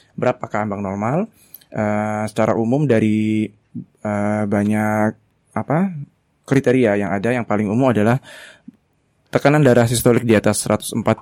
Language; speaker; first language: Indonesian; native; Indonesian